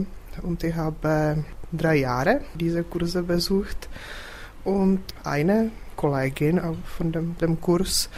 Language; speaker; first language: German; non-native, fluent; Czech